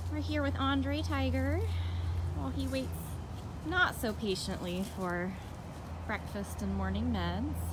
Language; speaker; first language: English; native; English